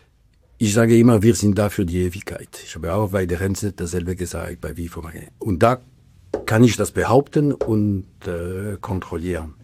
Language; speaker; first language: German; non-native, local second language; French